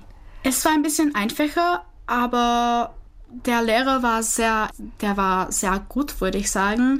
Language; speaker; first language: German; non-native, fluent; Czech